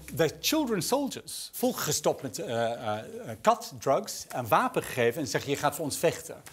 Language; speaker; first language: Dutch; non-native, fluent; English